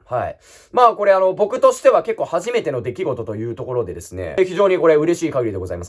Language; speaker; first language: Japanese; native; Japanese